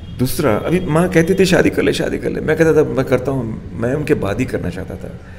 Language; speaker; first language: Hindi; non-native, local second language; Urdu